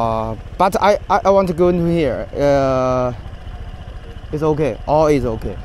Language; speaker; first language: English; non-native, learner; Chinese